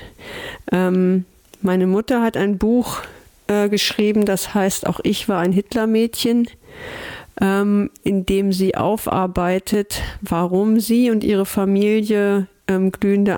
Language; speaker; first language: German; native; German